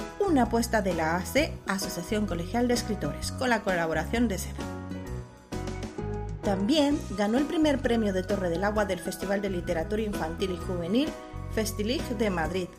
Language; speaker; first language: Spanish; native; Spanish